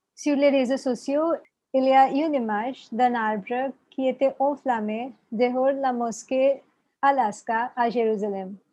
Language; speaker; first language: French; non-native, fluent; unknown